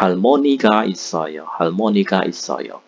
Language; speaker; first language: Korean; non-native, fluent; Indonesian